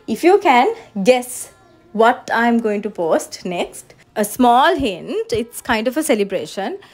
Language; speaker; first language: English; non-native, local second language; Sinhala